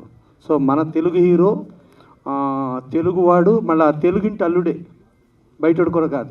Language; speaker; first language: Telugu; native; Telugu